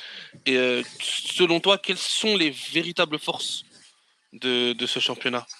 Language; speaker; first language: French; native; French